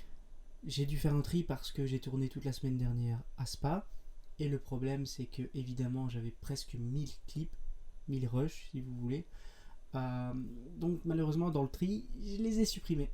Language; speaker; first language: French; native; French